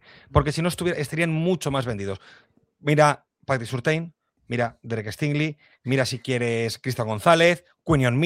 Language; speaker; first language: Spanish; native; Spanish